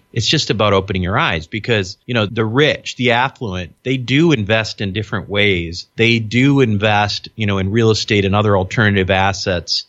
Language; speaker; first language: English; native; English